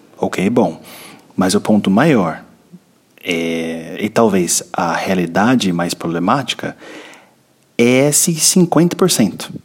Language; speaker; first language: Portuguese; non-native, fluent; English